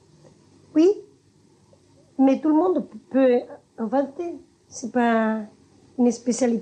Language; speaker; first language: French; non-native, learner; Spanish